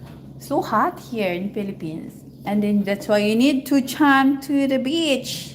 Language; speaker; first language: English; non-native, learner; Cebuano